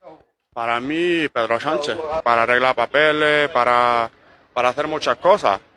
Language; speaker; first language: Spanish; non-native, learner; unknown